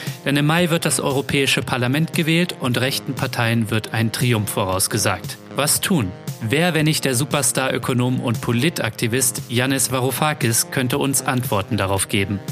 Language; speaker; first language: German; native; German